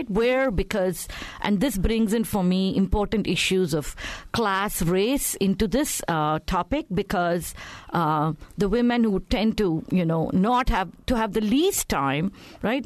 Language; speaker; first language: English; non-native, local second language; Tamil